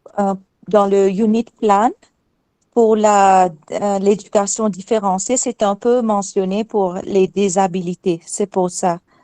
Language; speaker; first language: French; non-native, fluent; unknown